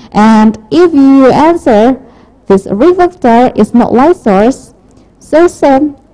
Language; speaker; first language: English; non-native, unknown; Indonesian